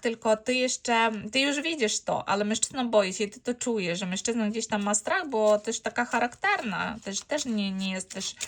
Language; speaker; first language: Polish; non-native, fluent; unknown